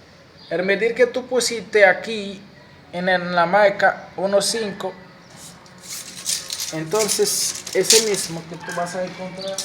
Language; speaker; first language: Spanish; non-native, learner; Haitian Creole